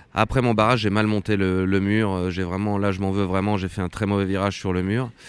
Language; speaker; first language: French; native; French